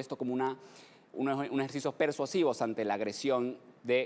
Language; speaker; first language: Spanish; native; Spanish